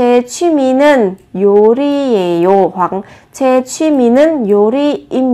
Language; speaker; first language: Korean; non-native, fluent; Vietnamese